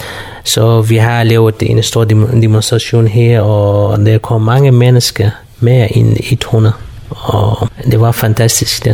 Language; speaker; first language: Danish; non-native, learner; Kurdish